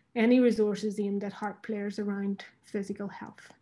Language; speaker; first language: English; native; English